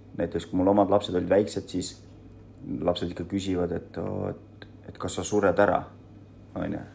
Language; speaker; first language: Estonian; early bilingual, other home language; Russian